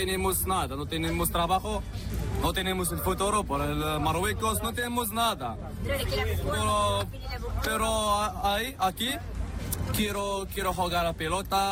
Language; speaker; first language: Spanish; non-native, learner; Arabic